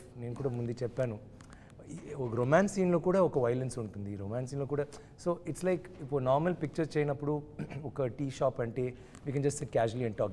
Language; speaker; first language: Telugu; non-native, learner; Tamil